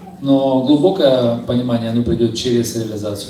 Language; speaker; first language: Russian; native; Russian